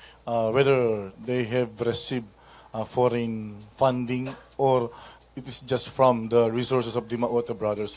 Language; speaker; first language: English; non-native, local second language; Filipino